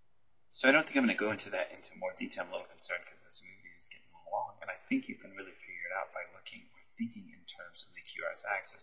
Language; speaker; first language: English; native; English